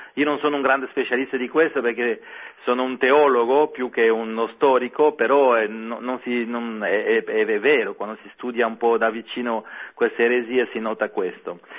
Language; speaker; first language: Italian; non-native, fluent; French